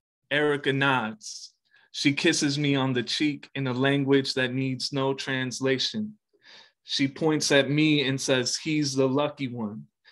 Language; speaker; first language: English; early bilingual, other home language; Spanish